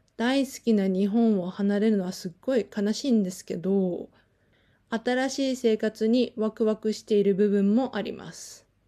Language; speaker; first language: Japanese; native; Japanese